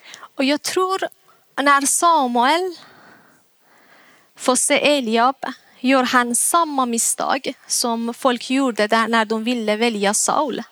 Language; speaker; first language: Swedish; non-native, fluent; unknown